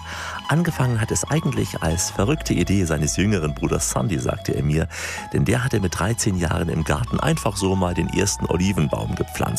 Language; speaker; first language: German; native; German